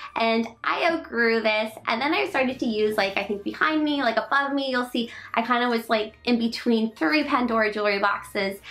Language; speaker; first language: English; native; English